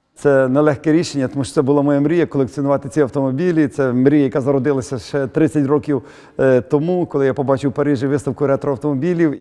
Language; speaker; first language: Ukrainian; native; Ukrainian